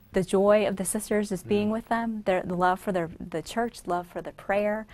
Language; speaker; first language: English; native; English